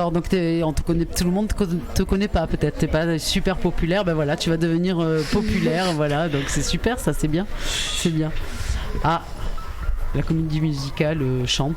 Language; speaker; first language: French; native; French